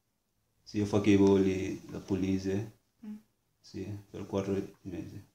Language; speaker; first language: Italian; non-native, learner; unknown